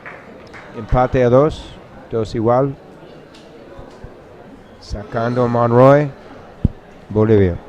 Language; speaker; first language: Spanish; non-native, learner; English